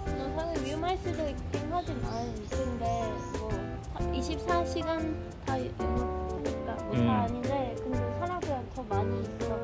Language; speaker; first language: Korean; non-native, learner; Dutch